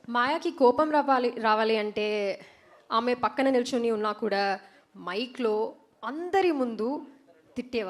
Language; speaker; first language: Telugu; non-native, learner; Malayalam